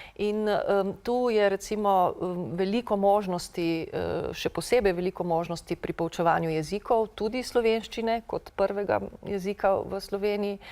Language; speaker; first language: Slovenian; native; Slovenian